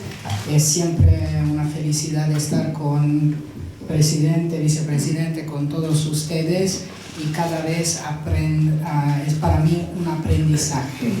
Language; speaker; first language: Spanish; non-native, fluent; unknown